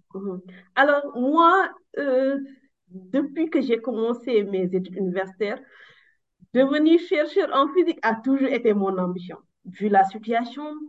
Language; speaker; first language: French; non-native, local second language; Wolof